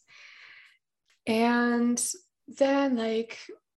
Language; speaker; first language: English; non-native, fluent; German